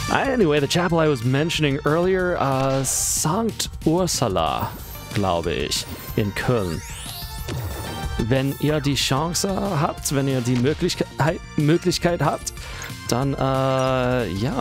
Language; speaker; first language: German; non-native, fluent; English